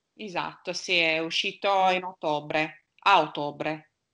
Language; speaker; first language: Italian; non-native, fluent; English